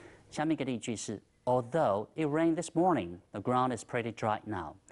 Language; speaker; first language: English; non-native, fluent; Chinese